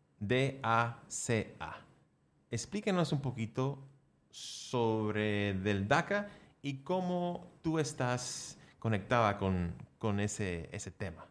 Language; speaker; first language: Spanish; early bilingual, heritage; Spanish